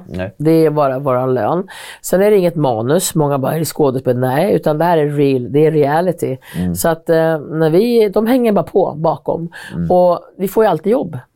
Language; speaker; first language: Swedish; native; Swedish